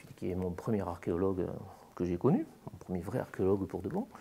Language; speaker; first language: French; native; French